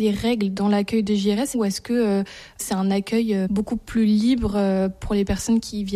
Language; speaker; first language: French; native; French